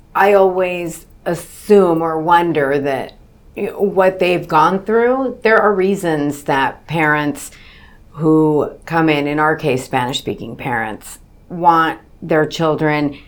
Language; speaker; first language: English; early bilingual, other home language; Spanish